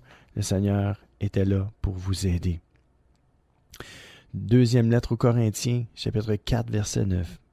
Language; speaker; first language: French; native; French